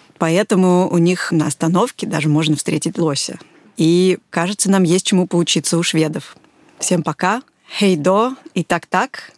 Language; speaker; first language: Russian; native; Russian